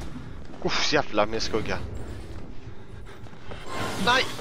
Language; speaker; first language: Swedish; native; Swedish